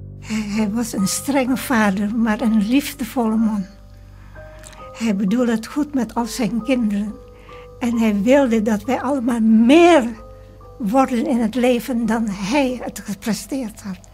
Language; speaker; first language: Dutch; early bilingual, other home language; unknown